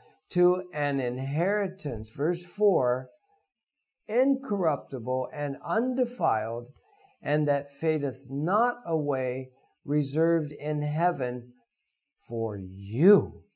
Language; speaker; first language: English; native; English